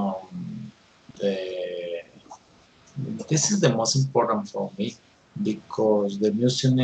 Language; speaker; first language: English; non-native, learner; Spanish